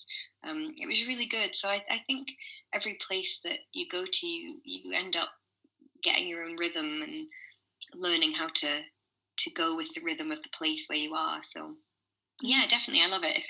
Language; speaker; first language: English; native; English